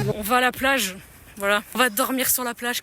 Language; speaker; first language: French; native; French